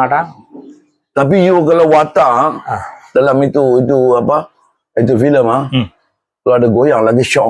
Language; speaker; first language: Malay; non-native, local second language; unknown